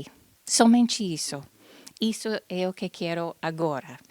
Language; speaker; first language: Portuguese; non-native, fluent; English